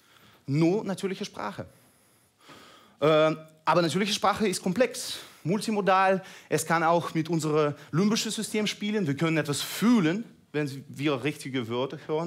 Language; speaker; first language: German; non-native, fluent; Russian